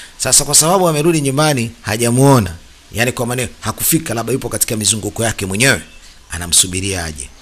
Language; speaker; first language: Swahili; native; Swahili